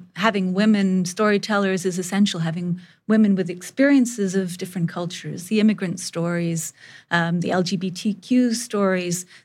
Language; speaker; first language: English; early bilingual, other home language; Bangla